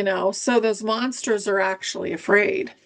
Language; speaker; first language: English; native; English